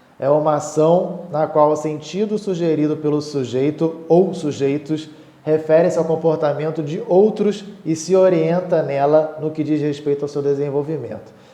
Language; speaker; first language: Portuguese; native; Portuguese